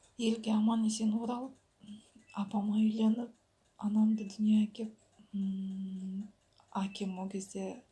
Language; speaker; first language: Kazakh; native; Kazakh